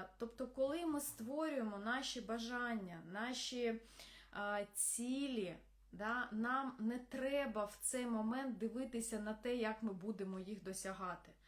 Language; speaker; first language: Ukrainian; non-native, local second language; Russian